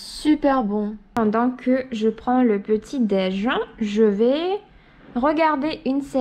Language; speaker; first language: French; non-native, fluent; Russian